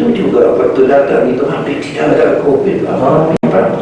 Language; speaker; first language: Indonesian; non-native, fluent; Hungarian